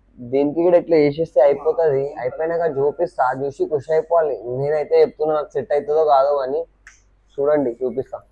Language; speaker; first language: Telugu; non-native, local second language; Urdu